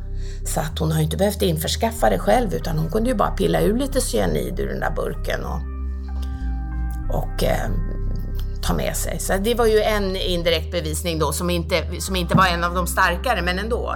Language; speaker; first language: Swedish; native; Swedish